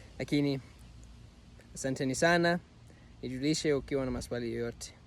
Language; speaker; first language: Swahili; non-native, fluent; English